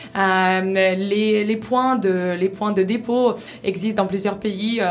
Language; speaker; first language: French; non-native, fluent; Ukrainian